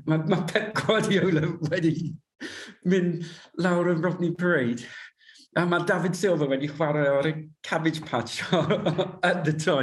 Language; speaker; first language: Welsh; non-native, learner; English